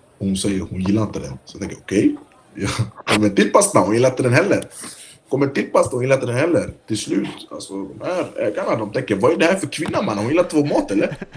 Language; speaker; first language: Swedish; early bilingual, other home language; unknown